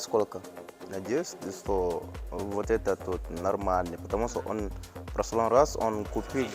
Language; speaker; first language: Russian; non-native, learner; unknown